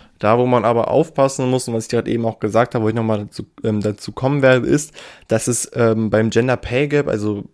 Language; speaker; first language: German; native; German